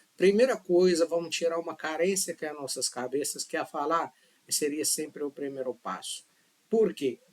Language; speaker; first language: Portuguese; non-native, fluent; Arabic